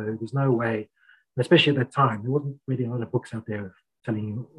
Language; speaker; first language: English; native; English